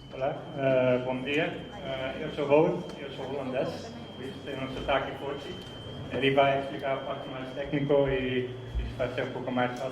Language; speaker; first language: Portuguese; non-native, fluent; Dutch